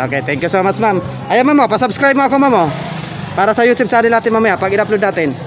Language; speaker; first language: Filipino; non-native, local second language; Cebuano